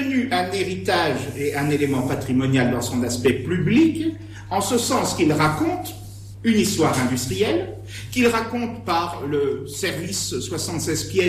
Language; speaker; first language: French; native; French